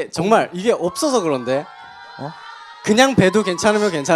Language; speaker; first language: Korean; native; Korean